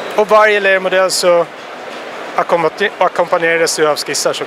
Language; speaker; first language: Swedish; native; Swedish